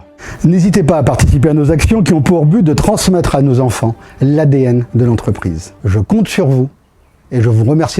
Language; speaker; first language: French; native; French